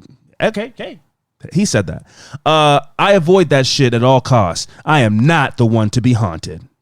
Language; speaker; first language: English; native; English